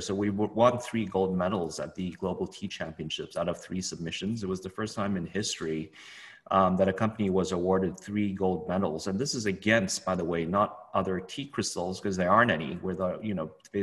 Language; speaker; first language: English; non-native, local second language; Cantonese